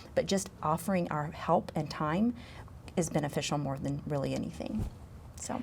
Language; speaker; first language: English; native; English